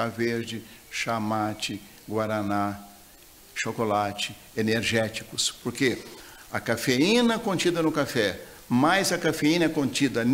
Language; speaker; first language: Portuguese; native; Portuguese